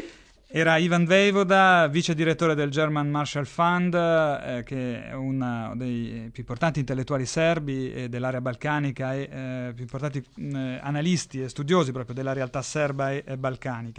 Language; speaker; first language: Italian; native; Italian